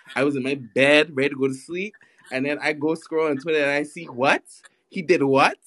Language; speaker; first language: English; native; English